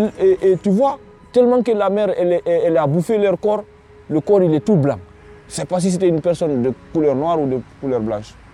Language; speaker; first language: French; non-native, local second language; Fula